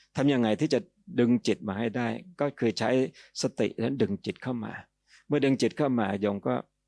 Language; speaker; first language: Thai; native; Thai